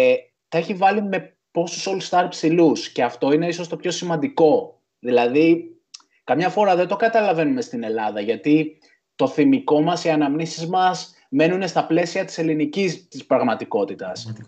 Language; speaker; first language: Greek; native; Greek